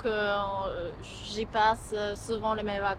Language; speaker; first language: French; non-native, fluent; Japanese